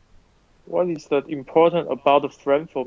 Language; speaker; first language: English; non-native, learner; Chinese